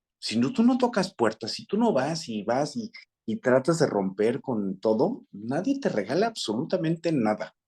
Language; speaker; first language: Spanish; native; Spanish